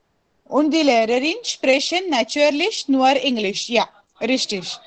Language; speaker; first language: German; non-native, fluent; Hindi